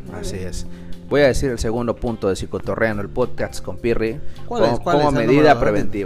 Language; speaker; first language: Spanish; native; Spanish